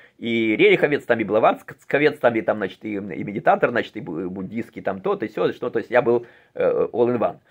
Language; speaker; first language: Russian; native; Russian